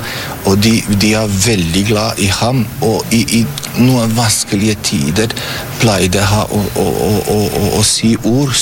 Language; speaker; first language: Norwegian; non-native, fluent; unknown